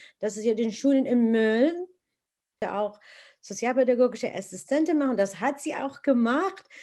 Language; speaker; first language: German; non-native, fluent; Arabic